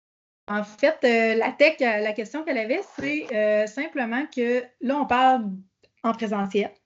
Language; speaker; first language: French; native; French